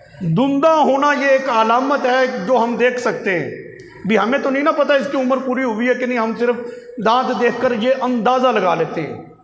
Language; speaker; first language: Urdu; non-native, local second language; Punjabi